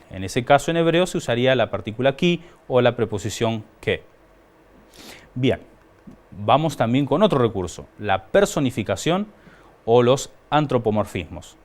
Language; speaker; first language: Spanish; native; Spanish